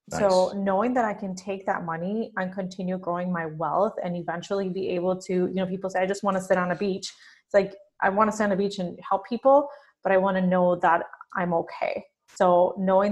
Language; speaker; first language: English; non-native, fluent; Spanish